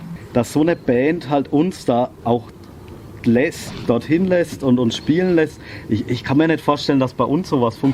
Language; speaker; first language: German; native; German